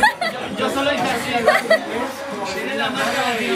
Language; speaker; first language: Spanish; native; Spanish